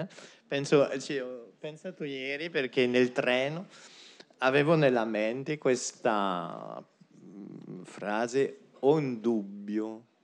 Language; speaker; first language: Italian; non-native, fluent; French